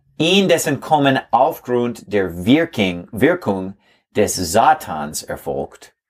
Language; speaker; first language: German; non-native, learner; English